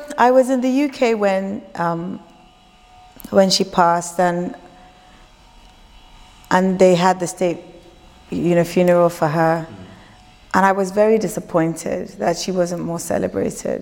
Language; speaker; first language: English; non-native, local second language; Yoruba